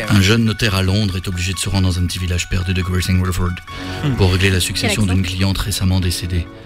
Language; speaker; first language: French; native; French